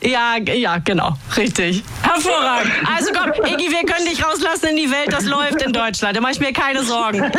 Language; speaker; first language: German; native; German